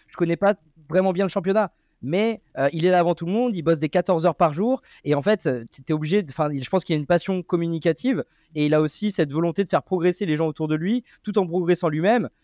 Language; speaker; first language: French; native; French